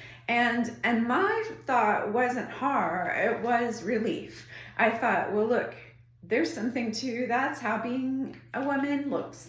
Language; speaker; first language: English; native; English